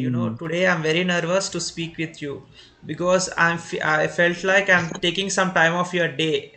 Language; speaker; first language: English; non-native, local second language; Telugu